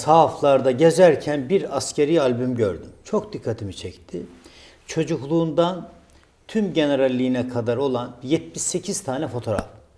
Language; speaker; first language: Turkish; native; Turkish